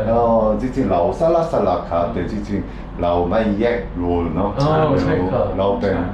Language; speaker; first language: Thai; non-native, learner; Korean